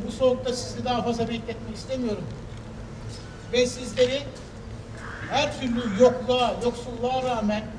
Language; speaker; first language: Turkish; native; Turkish